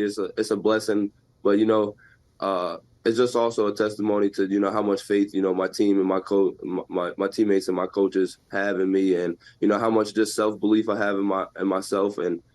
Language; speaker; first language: English; native; English